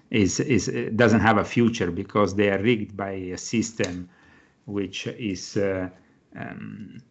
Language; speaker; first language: English; non-native, fluent; Italian